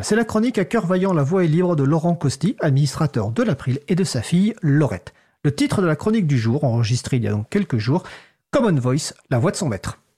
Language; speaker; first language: French; native; French